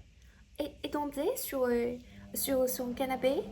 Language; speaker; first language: French; non-native, learner; Chinese